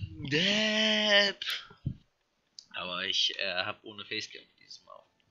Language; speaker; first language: German; native; German